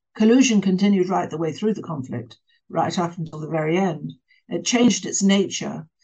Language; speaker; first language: English; native; English